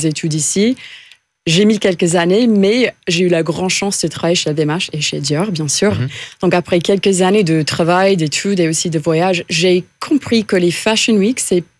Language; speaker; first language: French; non-native, fluent; English